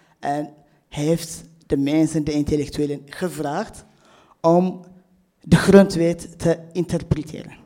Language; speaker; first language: Dutch; non-native, fluent; Tigrinya